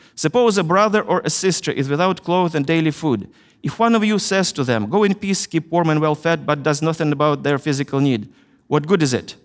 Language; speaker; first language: English; non-native, fluent; Russian